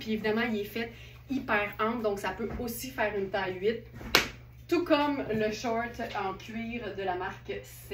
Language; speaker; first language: French; native; French